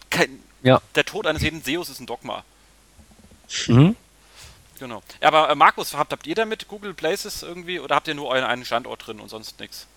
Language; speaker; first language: German; native; German